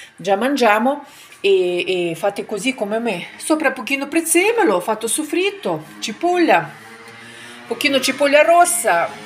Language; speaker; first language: Italian; non-native, fluent; Ukrainian